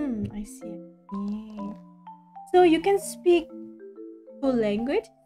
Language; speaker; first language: English; non-native, learner; Indonesian